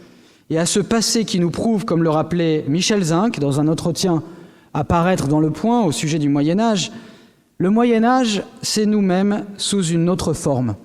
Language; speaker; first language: French; native; French